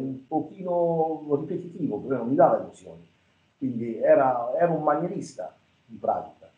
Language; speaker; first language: Italian; native; Italian